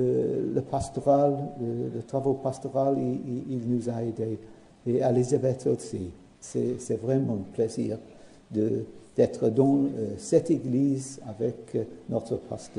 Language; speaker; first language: French; non-native, learner; English